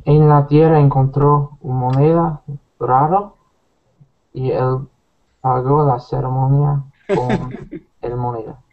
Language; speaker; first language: Spanish; non-native, learner; English